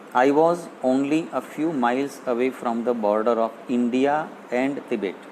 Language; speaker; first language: English; non-native, local second language; Gujarati